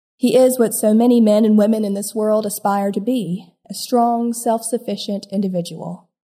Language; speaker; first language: English; native; English